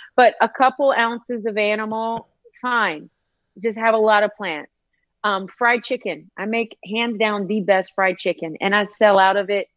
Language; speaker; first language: English; native; English